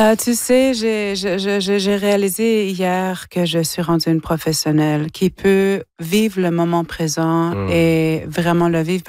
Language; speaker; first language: French; non-native, local second language; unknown